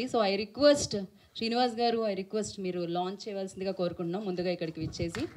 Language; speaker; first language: Telugu; native; Telugu